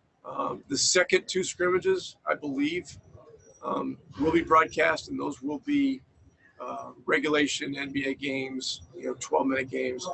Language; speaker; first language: English; native; English